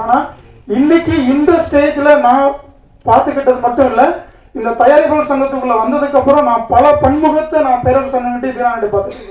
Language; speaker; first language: Tamil; native; Tamil